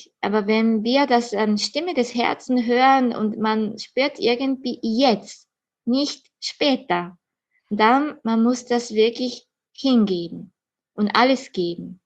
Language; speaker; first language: German; non-native, fluent; Japanese